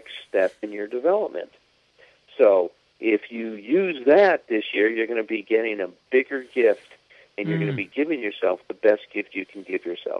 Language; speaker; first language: English; native; English